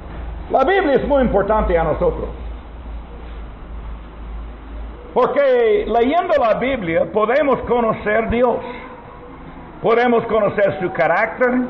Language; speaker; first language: Spanish; non-native, learner; English